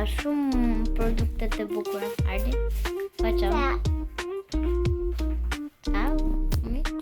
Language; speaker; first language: Albanian; early bilingual, heritage; Albanian